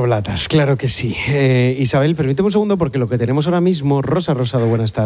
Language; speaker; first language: Spanish; native; Spanish